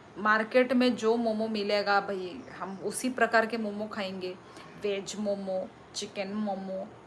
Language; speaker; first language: Hindi; non-native, local second language; Kok Borok